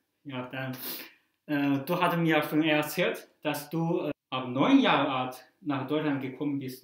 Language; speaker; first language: German; non-native, fluent; Chinese